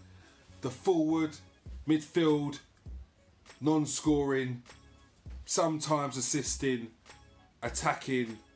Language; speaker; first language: English; native; English